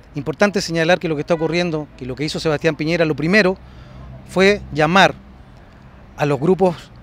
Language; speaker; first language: Spanish; native; Spanish